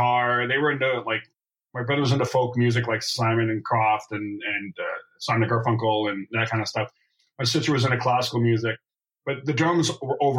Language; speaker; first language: English; native; English